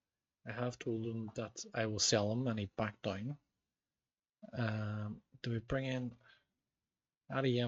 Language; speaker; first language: English; native; English